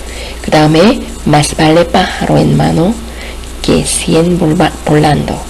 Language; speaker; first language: Spanish; non-native, fluent; Korean